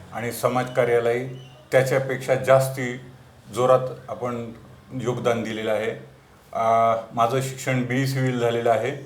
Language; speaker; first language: Marathi; native; Marathi